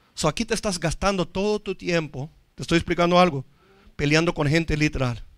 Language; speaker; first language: Spanish; non-native, fluent; English